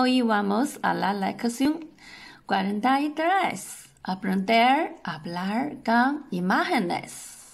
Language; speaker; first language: Spanish; non-native, fluent; Chinese